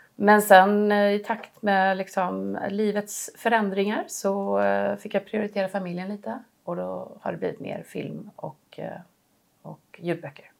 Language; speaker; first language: Swedish; native; Swedish